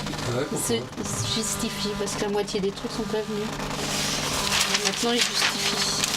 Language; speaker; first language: French; native; French